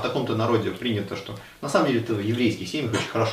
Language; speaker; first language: Russian; native; Russian